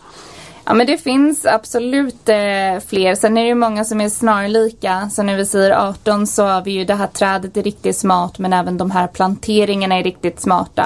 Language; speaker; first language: Swedish; native; Swedish